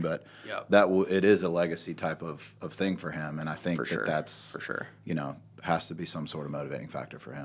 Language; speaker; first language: English; native; English